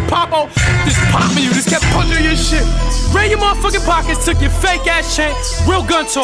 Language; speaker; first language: English; native; English